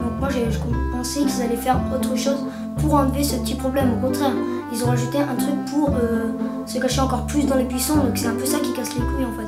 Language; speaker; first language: French; native; French